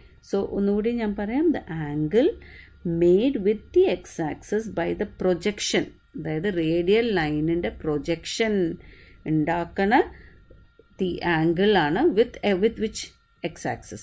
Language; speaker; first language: English; non-native, local second language; Malayalam